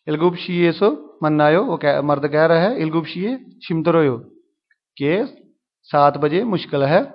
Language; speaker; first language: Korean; non-native, fluent; Urdu